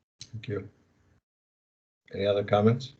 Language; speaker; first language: English; native; English